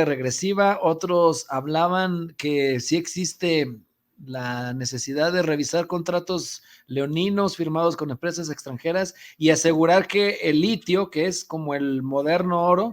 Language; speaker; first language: Spanish; native; Spanish